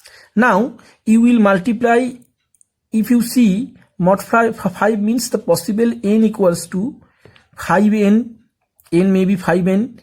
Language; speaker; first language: English; non-native, local second language; Bangla